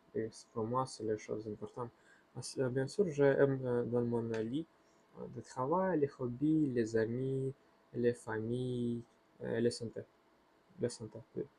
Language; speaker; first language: French; non-native, learner; Russian